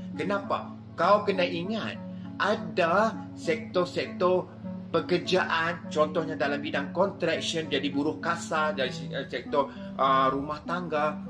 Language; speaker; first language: Malay; native; Malay